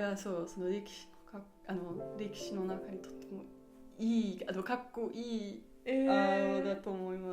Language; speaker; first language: Japanese; non-native, learner; German